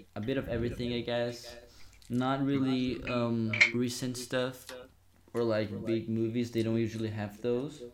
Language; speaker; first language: English; non-native, fluent; Portuguese